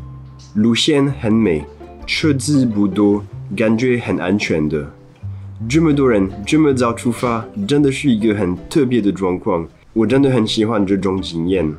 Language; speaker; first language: Chinese; non-native, fluent; French